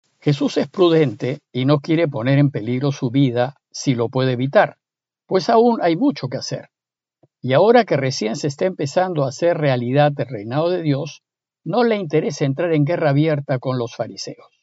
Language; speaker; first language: Spanish; native; Spanish